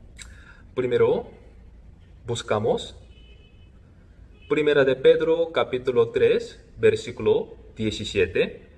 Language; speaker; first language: Spanish; non-native, fluent; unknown